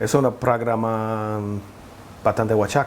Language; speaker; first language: Spanish; non-native, learner; English